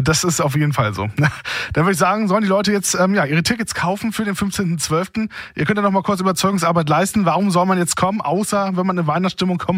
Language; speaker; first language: German; native; German